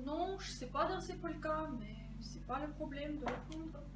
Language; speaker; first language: French; non-native, fluent; Russian